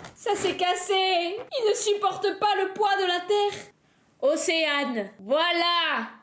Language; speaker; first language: French; native; French